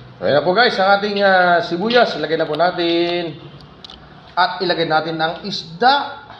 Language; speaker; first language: Filipino; non-native, local second language; Waray